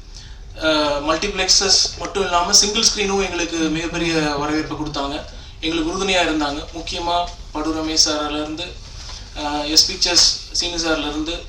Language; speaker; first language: Tamil; native; Tamil